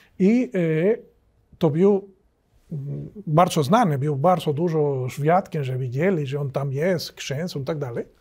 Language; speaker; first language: Polish; non-native, learner; Spanish